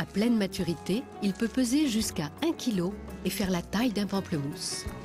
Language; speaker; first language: French; native; French